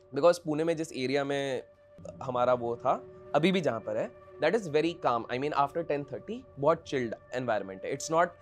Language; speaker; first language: Hindi; non-native, local second language; Odia